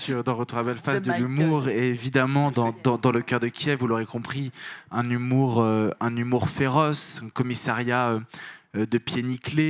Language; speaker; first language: French; native; French